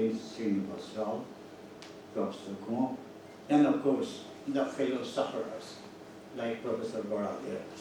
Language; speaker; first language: English; non-native, local second language; Assamese